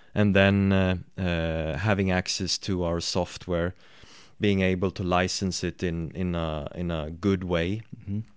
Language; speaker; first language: English; non-native, fluent; Swedish